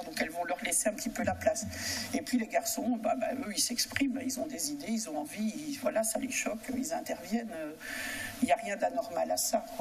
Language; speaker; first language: French; native; French